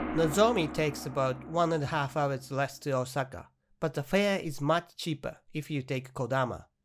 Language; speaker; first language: English; non-native, fluent; Japanese